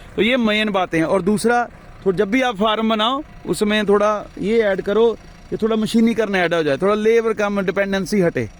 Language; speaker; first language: Hindi; non-native, local second language; Punjabi